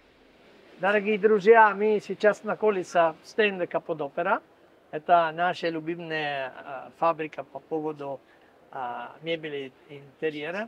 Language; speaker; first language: Russian; non-native, fluent; Italian